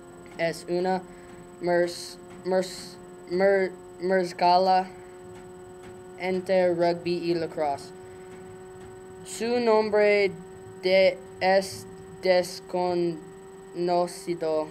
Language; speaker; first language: Spanish; non-native, learner; English